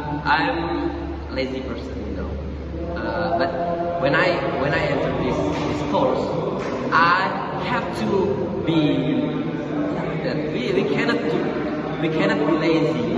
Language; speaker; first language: English; non-native, learner; Indonesian